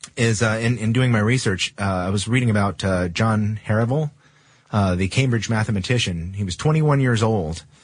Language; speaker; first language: English; native; English